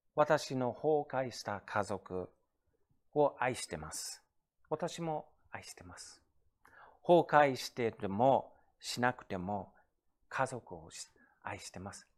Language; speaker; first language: Japanese; non-native, fluent; English